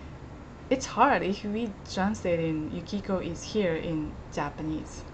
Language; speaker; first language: English; non-native, fluent; Japanese